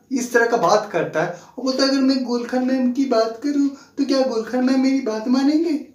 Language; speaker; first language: Hindi; non-native, local second language; Bangla